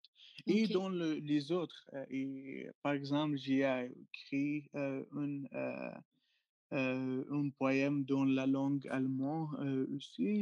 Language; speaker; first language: French; non-native, learner; Arabic